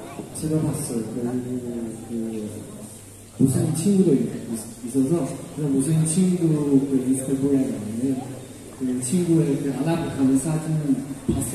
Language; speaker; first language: Korean; non-native, learner; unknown